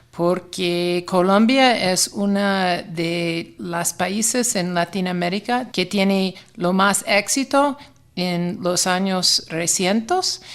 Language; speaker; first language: Spanish; non-native, fluent; English